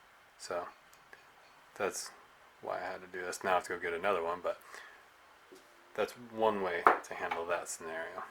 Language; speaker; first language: English; native; English